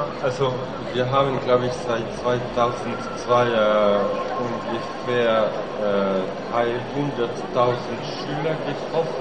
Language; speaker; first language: German; non-native, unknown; French